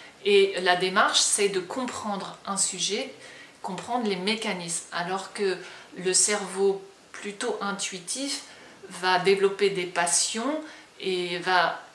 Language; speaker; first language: French; native; French